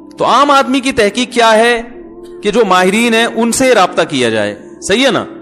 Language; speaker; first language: Urdu; native; Urdu